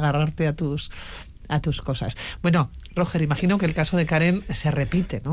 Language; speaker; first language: Spanish; native; Spanish